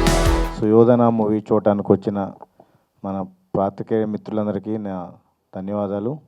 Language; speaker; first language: Telugu; native; Telugu